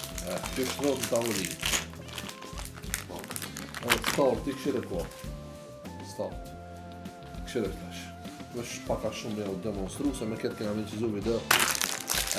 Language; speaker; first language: Albanian; native; Albanian